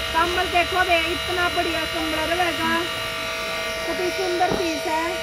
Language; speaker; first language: Hindi; native; Hindi